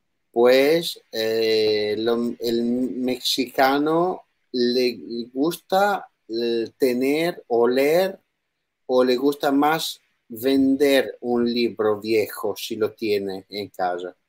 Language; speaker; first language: Spanish; non-native, learner; Italian